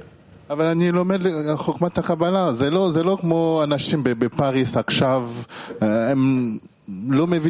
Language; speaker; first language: Hebrew; non-native, learner; French